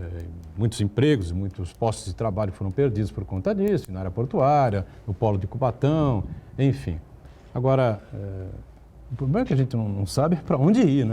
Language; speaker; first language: Portuguese; native; Portuguese